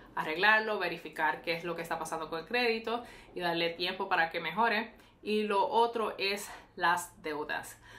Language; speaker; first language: Spanish; early bilingual, heritage; Spanish